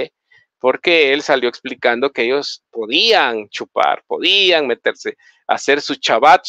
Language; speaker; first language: Spanish; native; Spanish